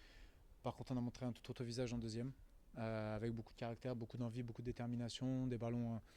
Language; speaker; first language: French; native; French